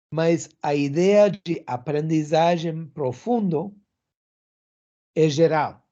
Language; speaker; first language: Portuguese; non-native, learner; English